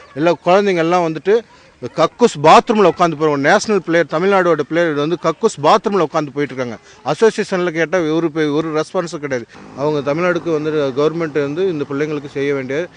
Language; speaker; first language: Tamil; native; Tamil